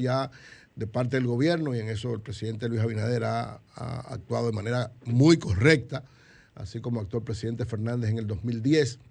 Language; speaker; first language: Spanish; native; Spanish